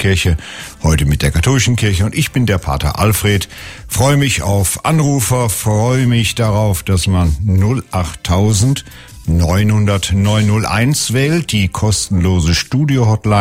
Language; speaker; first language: German; native; German